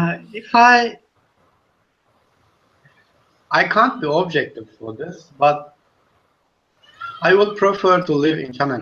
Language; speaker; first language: English; non-native, learner; Turkish